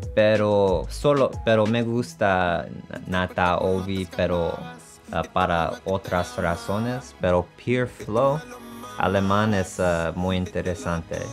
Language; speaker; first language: Spanish; non-native, learner; English